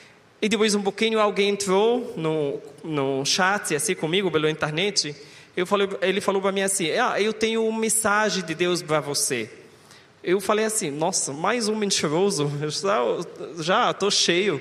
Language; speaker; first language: Portuguese; non-native, learner; Arabic